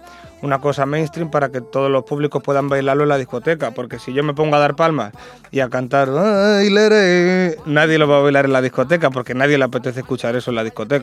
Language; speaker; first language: Spanish; native; Spanish